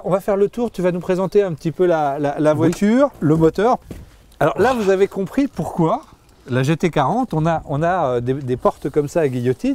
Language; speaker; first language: French; native; French